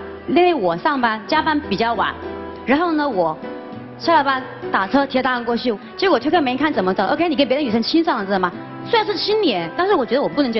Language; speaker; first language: Chinese; native; Chinese